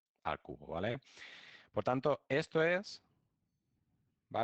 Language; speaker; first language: Spanish; native; Spanish